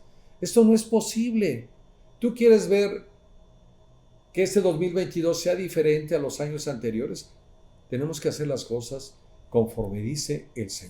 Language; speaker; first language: Spanish; native; Spanish